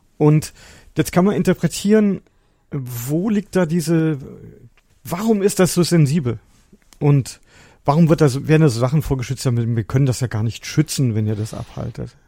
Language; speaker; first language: German; native; German